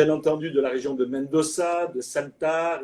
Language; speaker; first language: French; native; French